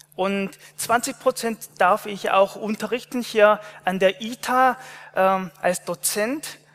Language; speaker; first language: German; non-native, fluent; Korean